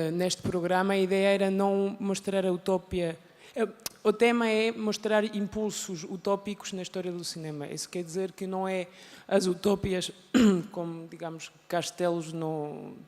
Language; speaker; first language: Portuguese; non-native, learner; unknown